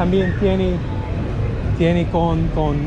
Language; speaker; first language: Spanish; non-native, learner; English